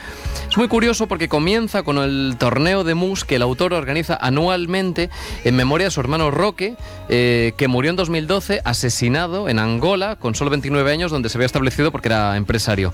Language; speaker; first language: Spanish; native; Spanish